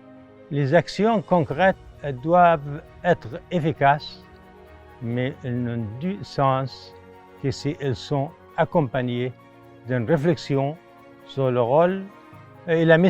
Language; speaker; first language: French; non-native, fluent; Arabic